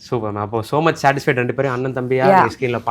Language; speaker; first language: Tamil; native; Tamil